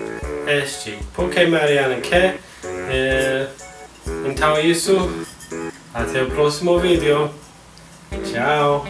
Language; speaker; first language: Portuguese; non-native, learner; English